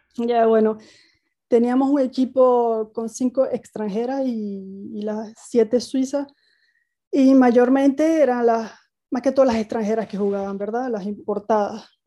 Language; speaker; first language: Spanish; native; Spanish